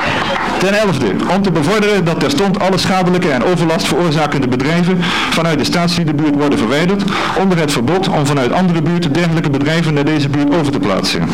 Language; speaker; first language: Dutch; native; Dutch